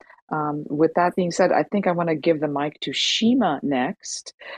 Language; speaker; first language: English; early bilingual, other home language; Persian